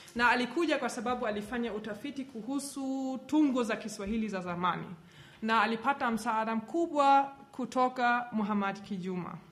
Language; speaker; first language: Swahili; non-native, fluent; German